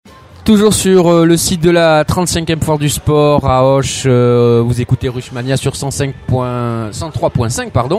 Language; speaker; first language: French; native; French